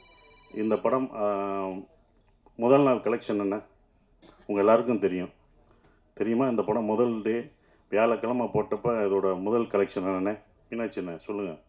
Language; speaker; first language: Tamil; native; Tamil